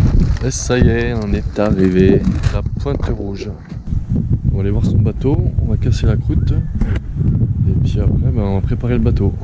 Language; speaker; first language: French; native; French